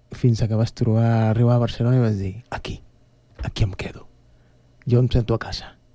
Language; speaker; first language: Catalan; non-native, fluent; Spanish